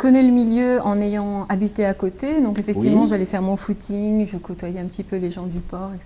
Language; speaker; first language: French; native; French